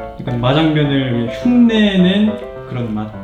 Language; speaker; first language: Korean; native; Korean